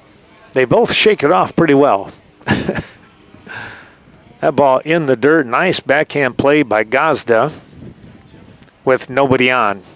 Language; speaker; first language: English; native; English